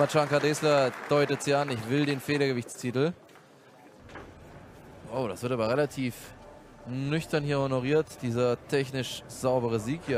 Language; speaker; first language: German; native; German